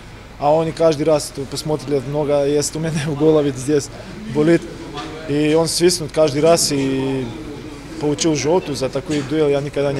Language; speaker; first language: Russian; non-native, learner; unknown